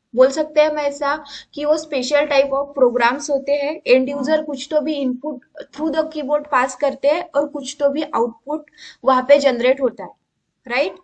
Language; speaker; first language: Hindi; non-native, local second language; Marathi